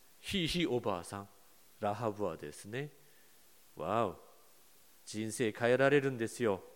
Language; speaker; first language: Japanese; non-native, fluent; Korean